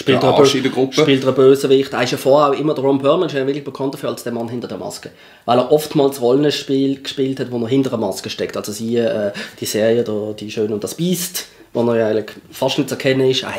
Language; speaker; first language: German; native; German